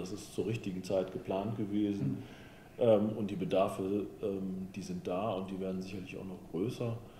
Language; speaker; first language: German; native; German